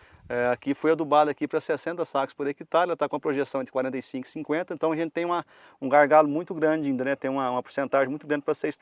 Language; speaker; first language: Portuguese; native; Portuguese